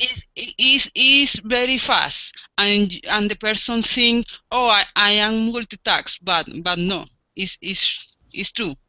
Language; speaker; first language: English; non-native, learner; Spanish